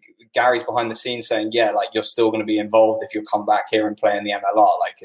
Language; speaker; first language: English; native; English